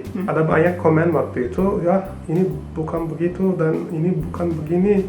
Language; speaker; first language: Indonesian; non-native, fluent; Turkish